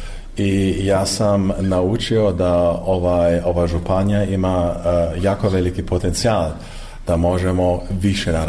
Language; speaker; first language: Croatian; early bilingual, heritage; Croatian